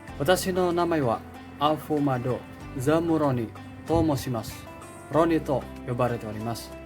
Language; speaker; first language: Japanese; non-native, learner; Indonesian